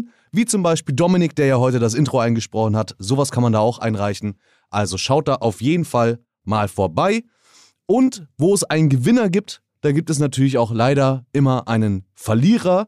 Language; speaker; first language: German; native; German